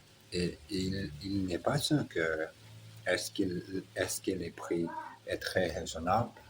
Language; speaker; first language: French; non-native, learner; Portuguese